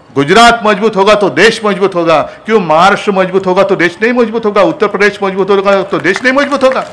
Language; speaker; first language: Hindi; non-native, local second language; Marathi